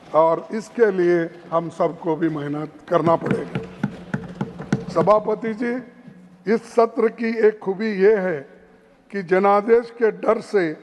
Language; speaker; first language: Hindi; non-native, local second language; Kannada